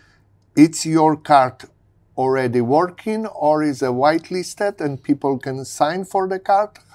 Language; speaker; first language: English; non-native, learner; Polish